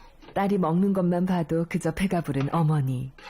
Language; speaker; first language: Korean; native; Korean